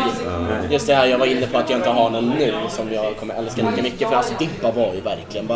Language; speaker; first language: Swedish; native; Swedish